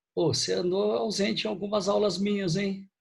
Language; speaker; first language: Portuguese; native; Portuguese